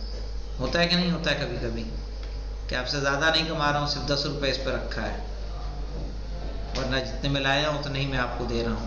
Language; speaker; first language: Urdu; native; Urdu